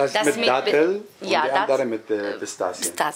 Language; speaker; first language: German; non-native, learner; Arabic